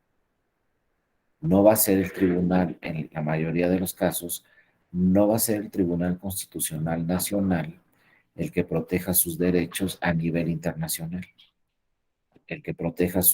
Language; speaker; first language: Spanish; native; Spanish